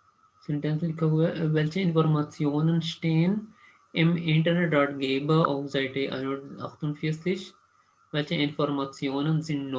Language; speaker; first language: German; non-native, fluent; Urdu